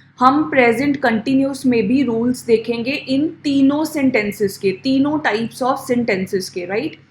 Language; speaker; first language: Hindi; native; Hindi